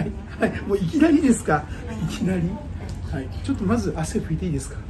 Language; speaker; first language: Japanese; native; Japanese